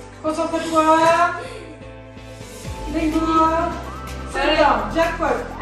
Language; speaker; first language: French; native; French